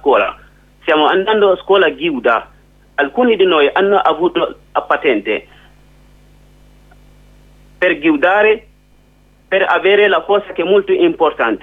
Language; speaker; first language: Italian; non-native, learner; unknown